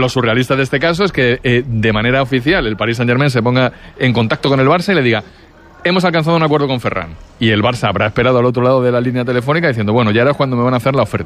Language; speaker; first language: Spanish; native; Spanish